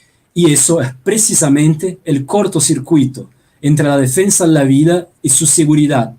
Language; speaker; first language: Spanish; native; Spanish